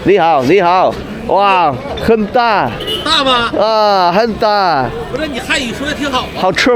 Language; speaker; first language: Chinese; non-native, learner; English